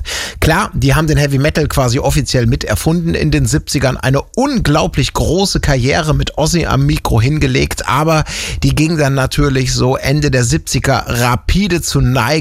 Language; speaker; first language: German; native; German